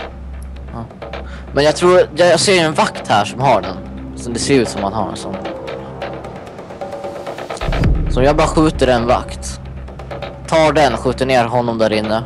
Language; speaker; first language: Swedish; native; Swedish